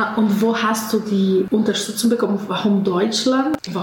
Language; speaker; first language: German; non-native, fluent; Portuguese